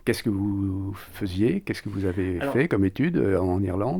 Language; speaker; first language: French; native; French